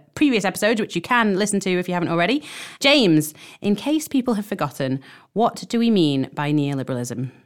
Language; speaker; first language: English; native; English